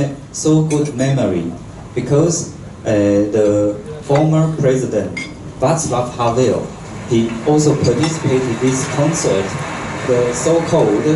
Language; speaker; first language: English; non-native, local second language; Chinese